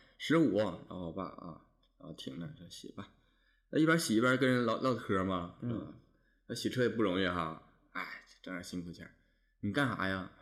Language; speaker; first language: Chinese; native; Chinese